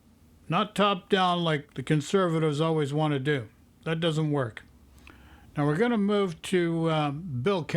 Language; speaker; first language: English; native; English